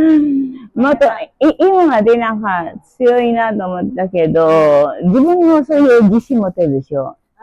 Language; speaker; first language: Japanese; non-native, learner; Filipino